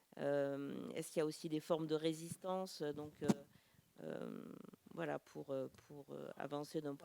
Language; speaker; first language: French; native; French